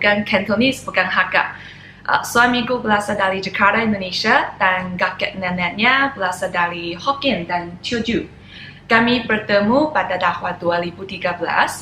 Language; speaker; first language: Indonesian; non-native, fluent; Chinese